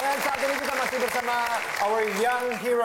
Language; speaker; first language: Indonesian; native; Indonesian